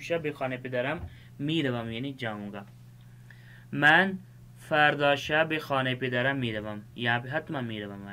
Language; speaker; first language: Persian; non-native, fluent; Urdu